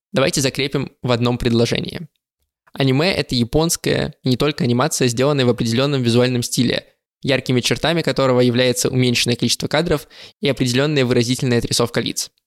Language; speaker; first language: Russian; native; Russian